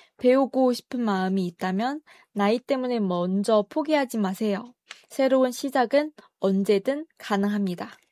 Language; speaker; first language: Korean; non-native, fluent; Chinese